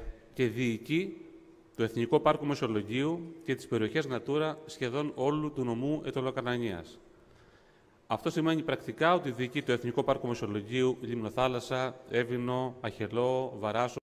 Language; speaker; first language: Greek; native; Greek